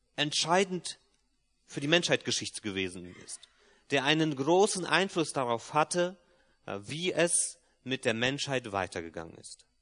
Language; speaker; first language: German; early bilingual, other home language; Polish